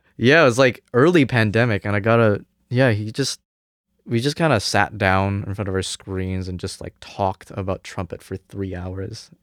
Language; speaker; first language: English; early bilingual, other home language; Cantonese